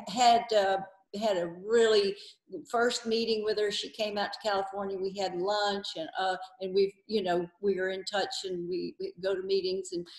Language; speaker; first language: English; native; English